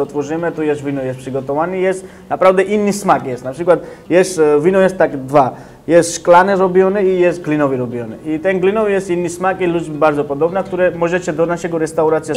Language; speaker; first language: Polish; non-native, learner; Georgian